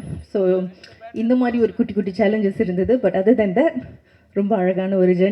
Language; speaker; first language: Tamil; native; Tamil